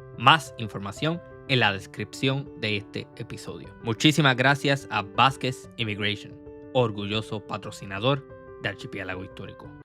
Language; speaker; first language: Spanish; native; Spanish